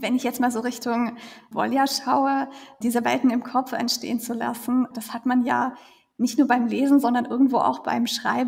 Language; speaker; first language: German; native; German